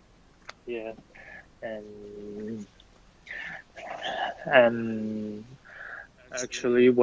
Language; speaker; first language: English; non-native, learner; Chinese